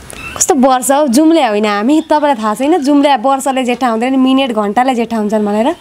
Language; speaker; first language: Nepali; native; Nepali